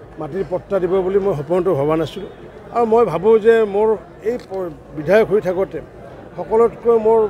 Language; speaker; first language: Assamese; native; Assamese